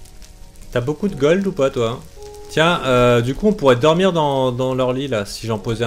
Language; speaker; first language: French; native; French